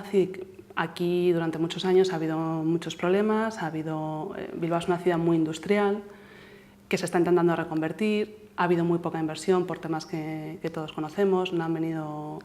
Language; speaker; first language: Spanish; native; Spanish